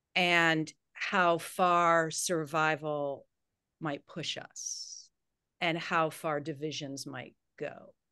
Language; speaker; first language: English; native; English